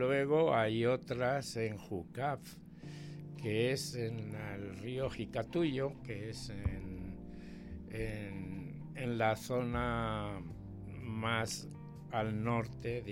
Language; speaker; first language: Spanish; native; Spanish